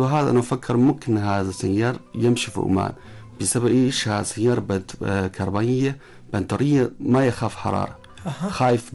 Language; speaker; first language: Arabic; non-native, learner; Chinese